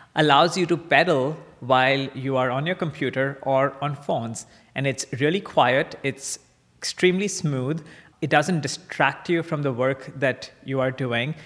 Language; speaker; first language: English; non-native, local second language; Bangla